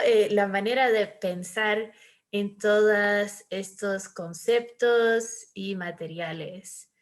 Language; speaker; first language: Spanish; early bilingual, heritage; Spanish